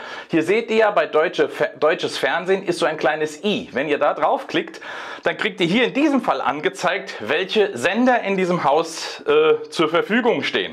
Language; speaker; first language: German; native; German